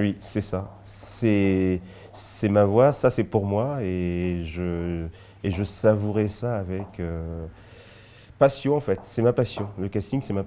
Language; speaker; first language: French; early bilingual, other home language; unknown